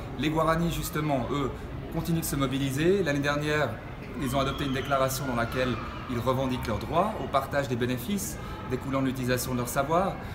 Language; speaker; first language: French; native; French